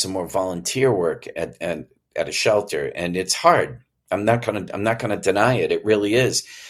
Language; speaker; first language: English; native; English